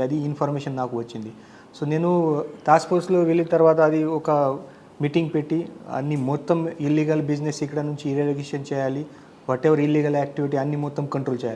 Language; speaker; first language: Telugu; non-native, fluent; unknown